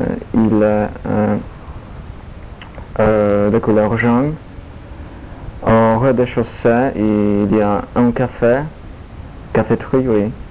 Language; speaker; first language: French; non-native, learner; Polish